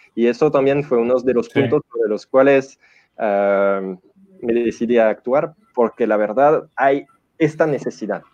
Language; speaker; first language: Spanish; non-native, fluent; French